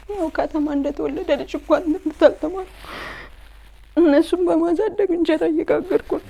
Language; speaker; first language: Amharic; native; Amharic